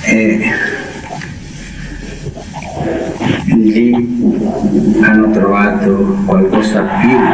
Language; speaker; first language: Italian; early bilingual, heritage; Spanish